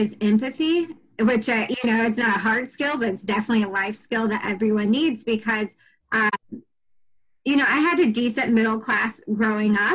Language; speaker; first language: English; native; English